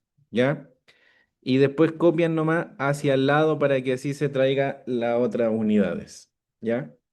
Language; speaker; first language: Spanish; native; Spanish